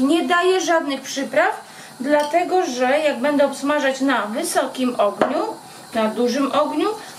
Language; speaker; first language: Polish; native; Polish